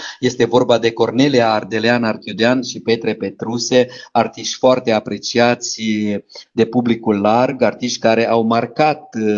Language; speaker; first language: Romanian; native; Romanian